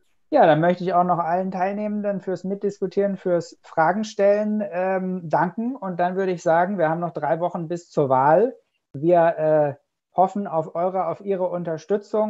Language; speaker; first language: German; native; German